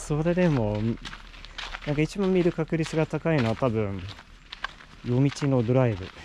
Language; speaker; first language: Japanese; non-native, fluent; Swedish